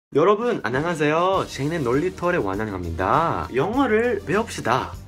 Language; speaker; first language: Korean; non-native, fluent; English